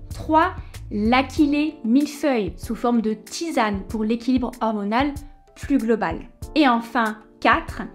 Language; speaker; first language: French; native; French